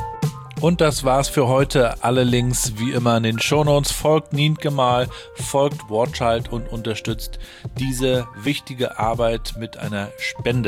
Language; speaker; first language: German; native; German